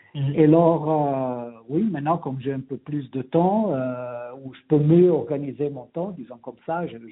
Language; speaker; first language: French; native; French